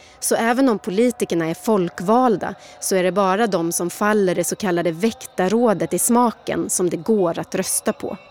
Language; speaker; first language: Swedish; native; Swedish